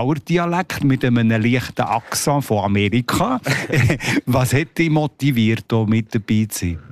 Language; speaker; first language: German; native; German